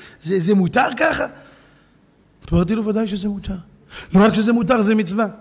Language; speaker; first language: Hebrew; native; Hebrew